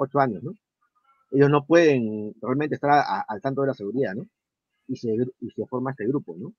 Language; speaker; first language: Spanish; native; Spanish